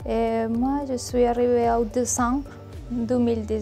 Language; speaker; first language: French; non-native, learner; Spanish